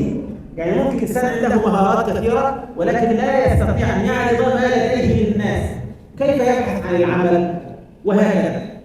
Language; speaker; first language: Arabic; native; Arabic